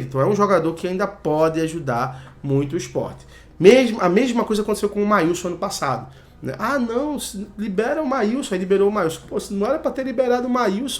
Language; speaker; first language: Portuguese; native; Portuguese